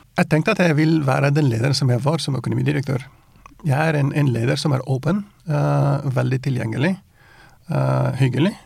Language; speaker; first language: Norwegian; non-native, fluent; Persian